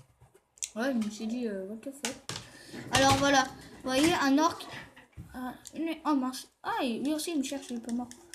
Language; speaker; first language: French; native; French